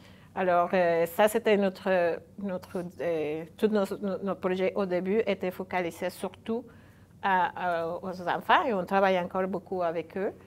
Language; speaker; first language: French; non-native, fluent; Spanish